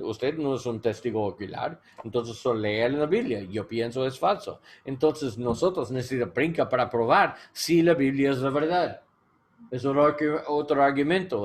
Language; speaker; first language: Spanish; non-native, learner; English